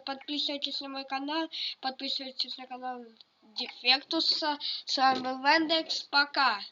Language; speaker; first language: Russian; native; Russian